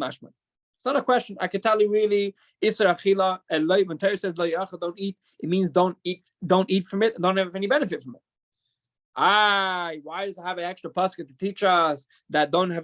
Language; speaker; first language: English; non-native, fluent; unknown